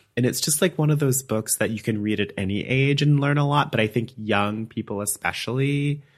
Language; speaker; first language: English; native; English